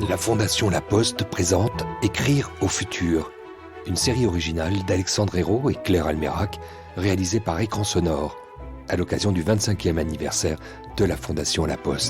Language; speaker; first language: French; native; French